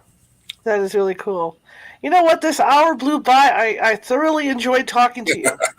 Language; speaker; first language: English; native; English